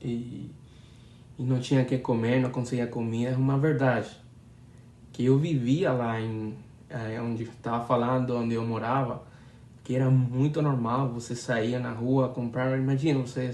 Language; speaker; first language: Portuguese; non-native, learner; Spanish